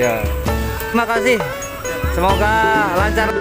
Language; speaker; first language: Indonesian; non-native, local second language; Sundanese